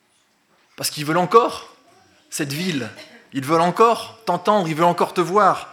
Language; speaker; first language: French; native; French